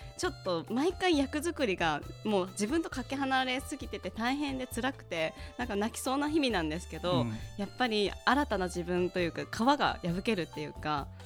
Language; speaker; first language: Japanese; native; Japanese